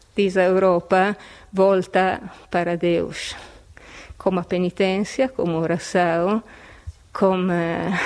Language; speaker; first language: Portuguese; non-native, fluent; Italian